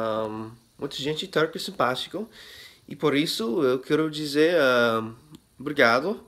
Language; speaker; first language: Portuguese; non-native, learner; English